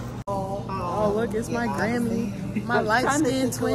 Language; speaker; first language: English; native; English